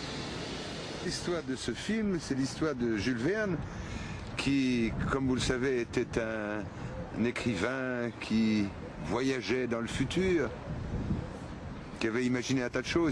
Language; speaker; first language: French; native; French